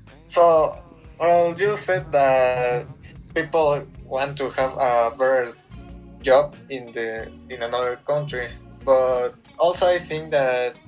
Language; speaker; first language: English; non-native, learner; Spanish